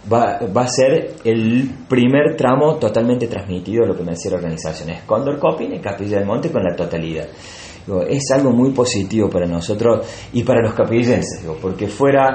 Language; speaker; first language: Spanish; native; Spanish